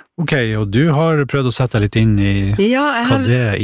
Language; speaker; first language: Norwegian; native; Norwegian